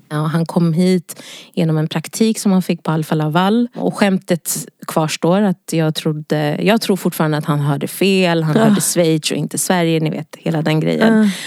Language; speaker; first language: Swedish; early bilingual, other home language; Wolof